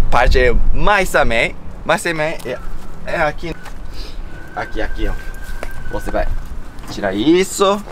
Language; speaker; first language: Portuguese; non-native, learner; Japanese